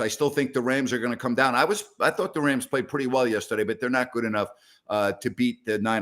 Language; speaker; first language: English; native; English